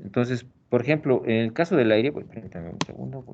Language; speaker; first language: Spanish; native; Spanish